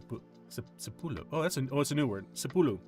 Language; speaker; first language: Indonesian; non-native, learner; English